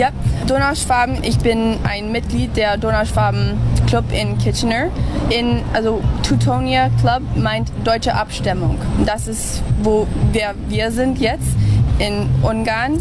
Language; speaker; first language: German; early bilingual, heritage; English